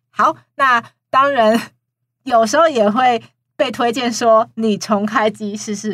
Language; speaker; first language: Chinese; native; Chinese